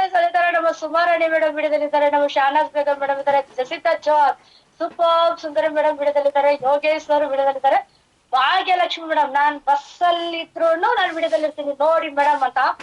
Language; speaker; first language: Kannada; non-native, fluent; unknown